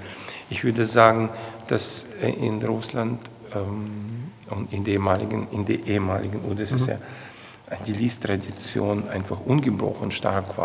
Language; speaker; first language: German; non-native, fluent; Russian